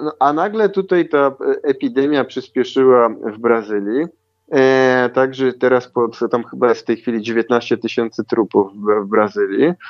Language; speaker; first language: Polish; native; Polish